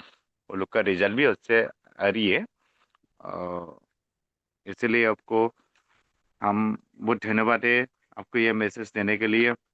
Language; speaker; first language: Hindi; non-native, local second language; Assamese